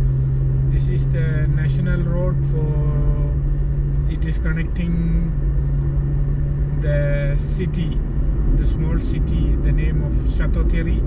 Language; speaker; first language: English; non-native, fluent; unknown